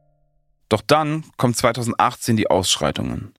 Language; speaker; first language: German; native; German